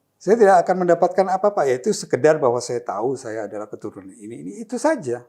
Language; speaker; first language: Indonesian; native; Indonesian